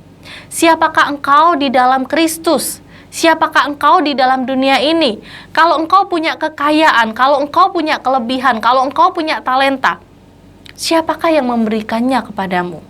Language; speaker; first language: Indonesian; native; Indonesian